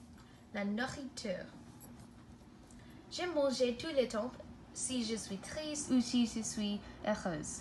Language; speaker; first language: French; non-native, learner; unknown